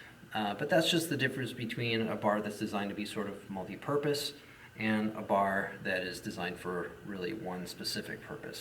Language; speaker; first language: English; native; English